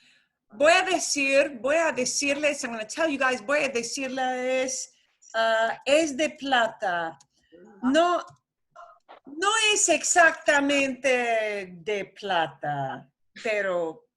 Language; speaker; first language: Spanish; non-native, fluent; English